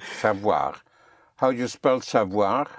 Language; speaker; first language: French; non-native, fluent; English